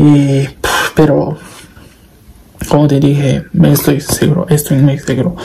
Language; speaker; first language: Spanish; non-native, learner; Japanese